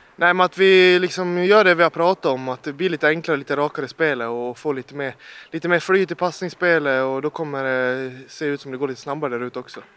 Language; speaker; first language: Swedish; native; Swedish